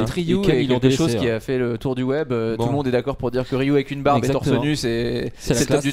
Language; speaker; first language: French; native; French